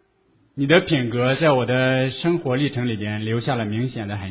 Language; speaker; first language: Chinese; native; Chinese